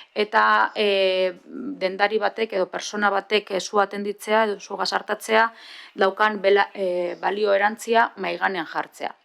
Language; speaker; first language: Basque; native; Basque